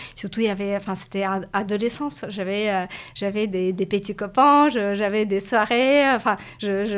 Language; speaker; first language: French; non-native, fluent; Latvian